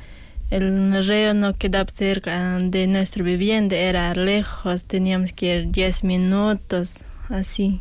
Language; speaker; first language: Spanish; non-native, local second language; Quechua